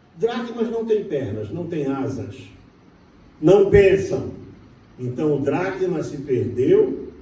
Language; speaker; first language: Portuguese; native; Portuguese